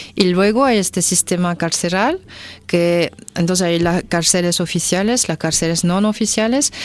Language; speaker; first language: Spanish; non-native, fluent; French